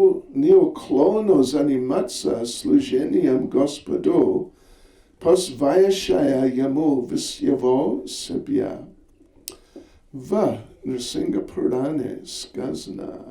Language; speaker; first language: Russian; non-native, learner; English